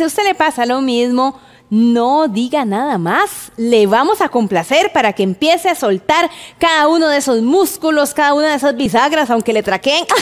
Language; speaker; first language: Spanish; native; Spanish